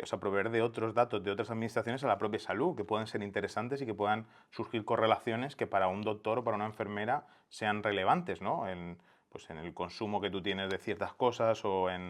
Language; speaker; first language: Spanish; native; Spanish